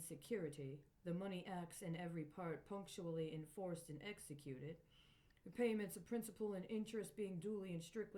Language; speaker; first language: English; native; English